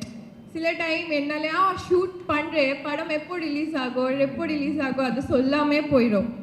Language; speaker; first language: Tamil; early bilingual, heritage; Tamil